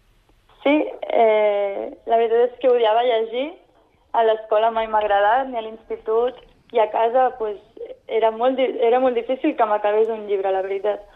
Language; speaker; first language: Catalan; non-native, local second language; Spanish